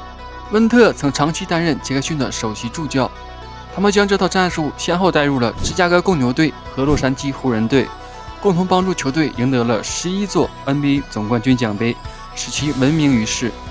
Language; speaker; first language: Chinese; native; Chinese